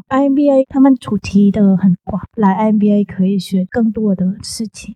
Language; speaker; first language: Chinese; non-native, fluent; Vietnamese